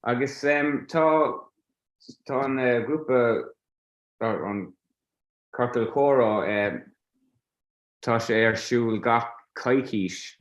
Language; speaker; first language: Irish; non-native, local second language; English